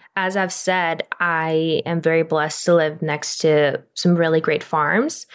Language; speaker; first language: English; non-native, fluent; Romanian